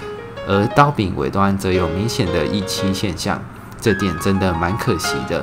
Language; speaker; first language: Chinese; native; Chinese